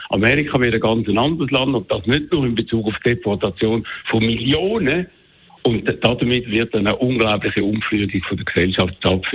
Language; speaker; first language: German; native; German